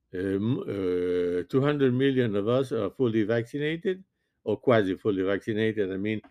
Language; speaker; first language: English; non-native, fluent; French